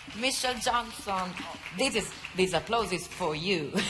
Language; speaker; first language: English; non-native, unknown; Italian